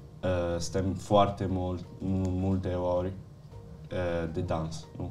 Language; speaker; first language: Romanian; early bilingual, heritage; Italian